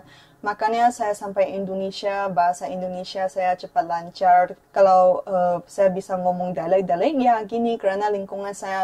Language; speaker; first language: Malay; non-native, fluent; Chinese